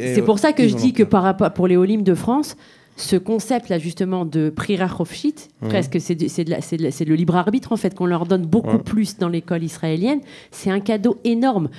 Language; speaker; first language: French; native; French